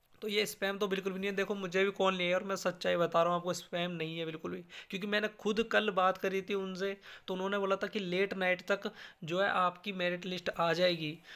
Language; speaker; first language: Hindi; native; Hindi